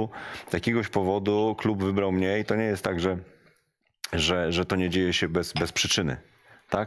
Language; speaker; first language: Polish; native; Polish